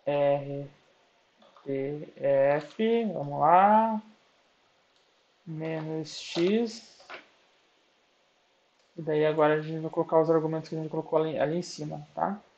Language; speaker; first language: Portuguese; native; Portuguese